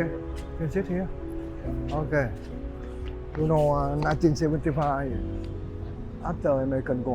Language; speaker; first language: English; non-native, learner; Vietnamese